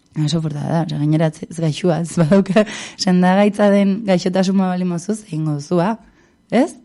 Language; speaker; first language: Basque; native; Basque